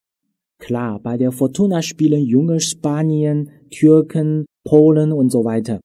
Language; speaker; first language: German; non-native, fluent; Chinese